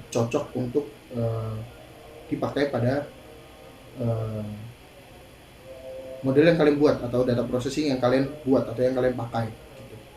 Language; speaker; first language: Indonesian; native; Indonesian